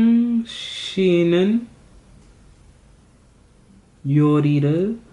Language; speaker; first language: Korean; non-native, learner; English